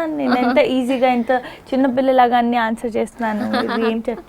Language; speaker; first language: Telugu; non-native, fluent; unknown